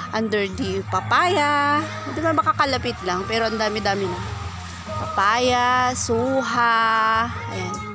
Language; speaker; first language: Filipino; non-native, local second language; Cebuano